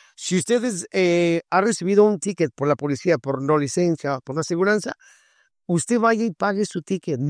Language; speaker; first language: Spanish; native; Spanish